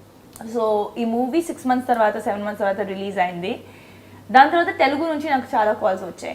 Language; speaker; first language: Telugu; non-native, fluent; Hindi